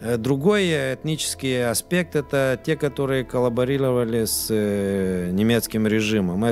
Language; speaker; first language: Russian; non-native, local second language; Romanian